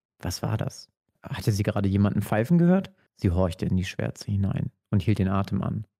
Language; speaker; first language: German; native; German